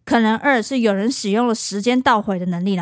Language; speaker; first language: Chinese; native; Chinese